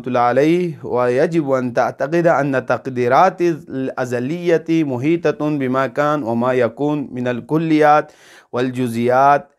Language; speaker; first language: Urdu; non-native, local second language; Balti